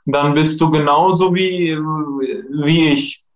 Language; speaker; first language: German; non-native, fluent; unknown